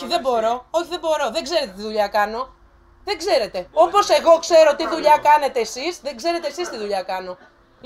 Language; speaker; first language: Greek; native; Greek